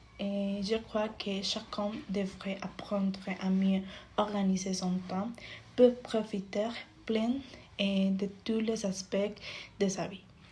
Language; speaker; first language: French; non-native, fluent; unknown